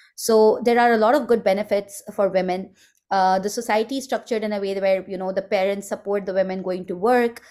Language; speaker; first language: English; non-native, local second language; Hindi